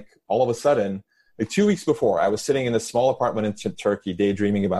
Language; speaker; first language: English; non-native, fluent; Turkish